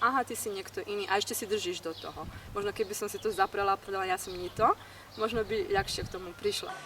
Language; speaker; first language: Slovak; early bilingual, heritage; Slovak